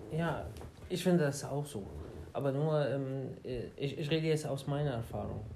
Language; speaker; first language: German; non-native, learner; Arabic